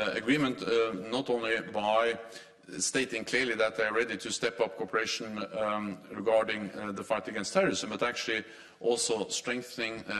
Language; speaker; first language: English; non-native, fluent; Norwegian